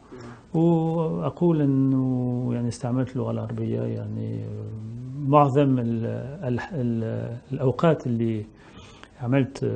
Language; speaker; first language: Arabic; non-native, fluent; French